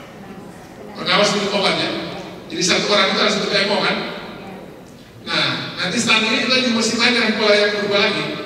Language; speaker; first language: Indonesian; native; Indonesian